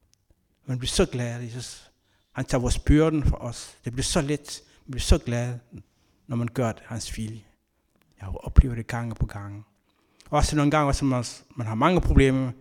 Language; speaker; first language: Danish; non-native, learner; Kabuverdianu